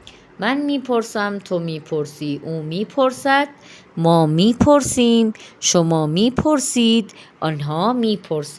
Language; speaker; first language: Persian; non-native, fluent; Urdu